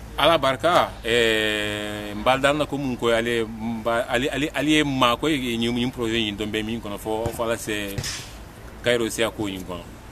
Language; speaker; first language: Italian; non-native, fluent; Mandingo